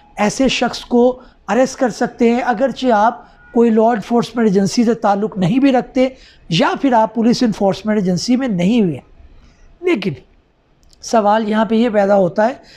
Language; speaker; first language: Urdu; non-native, local second language; Punjabi